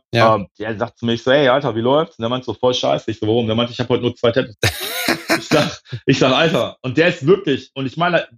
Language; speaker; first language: German; native; German